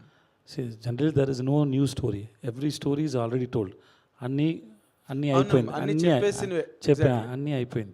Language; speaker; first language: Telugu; non-native, learner; Tamil